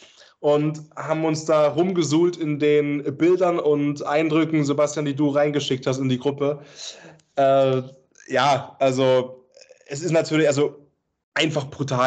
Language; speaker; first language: German; native; German